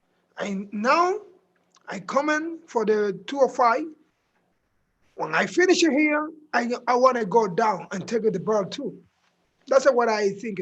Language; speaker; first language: English; non-native, learner; Spanish